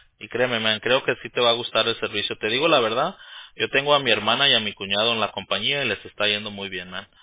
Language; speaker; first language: Spanish; early bilingual, heritage; Spanish